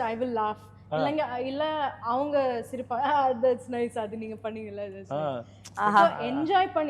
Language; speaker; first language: Tamil; non-native, fluent; Malayalam